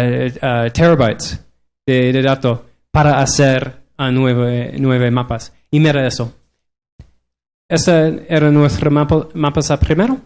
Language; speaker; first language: Spanish; non-native, learner; English